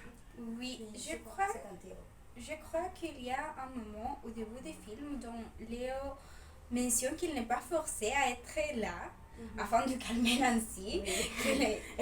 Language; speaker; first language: French; non-native, fluent; Spanish